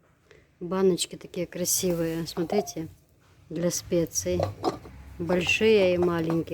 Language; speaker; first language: Russian; native; Russian